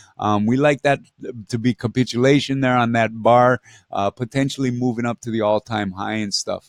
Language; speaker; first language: English; native; English